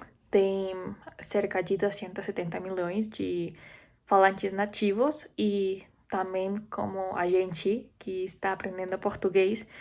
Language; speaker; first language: Portuguese; non-native, fluent; Spanish